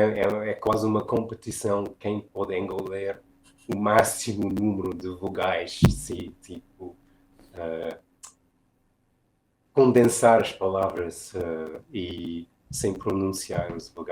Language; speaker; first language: Portuguese; non-native, fluent; English